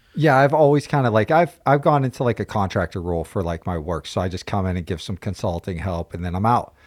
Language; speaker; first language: English; native; English